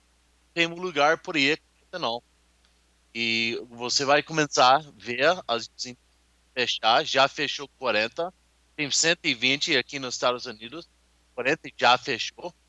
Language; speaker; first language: Portuguese; non-native, learner; English